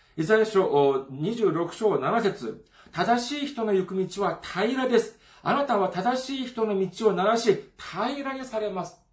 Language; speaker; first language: Japanese; non-native, fluent; Korean